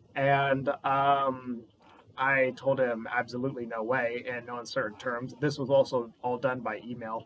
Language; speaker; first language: English; native; English